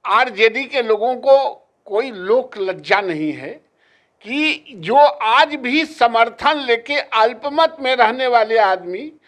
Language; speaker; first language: Hindi; native; Hindi